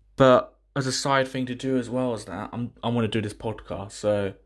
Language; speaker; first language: English; native; English